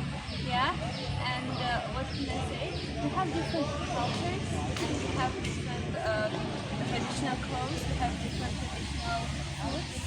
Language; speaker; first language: English; non-native, fluent; Tajik